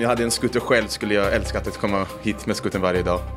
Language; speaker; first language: Swedish; non-native, fluent; English